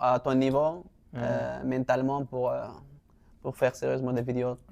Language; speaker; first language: French; non-native, local second language; Arabic